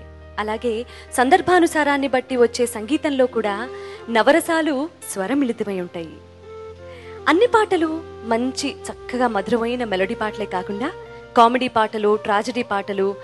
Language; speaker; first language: Telugu; native; Telugu